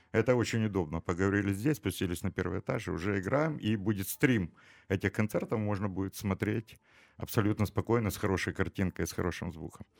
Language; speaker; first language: Russian; native; Russian